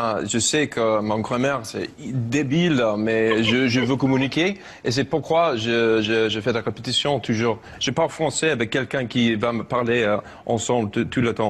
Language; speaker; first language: French; non-native, learner; English